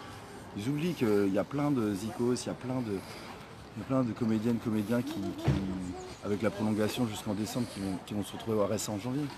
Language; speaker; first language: French; native; French